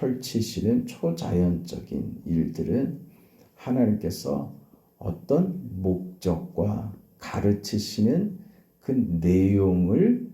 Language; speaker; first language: Korean; native; Korean